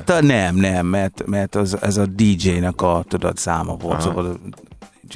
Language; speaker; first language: Hungarian; non-native, fluent; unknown